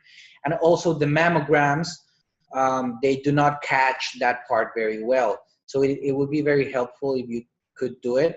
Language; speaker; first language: English; non-native, fluent; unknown